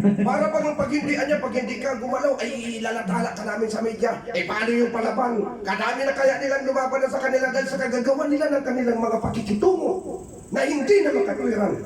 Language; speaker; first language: Filipino; non-native, local second language; Bikol